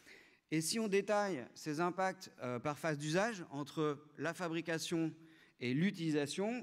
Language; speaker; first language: French; native; French